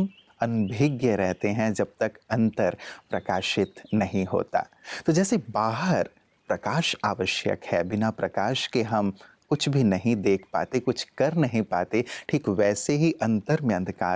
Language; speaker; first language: Hindi; native; Hindi